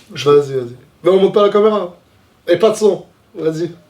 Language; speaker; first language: French; native; French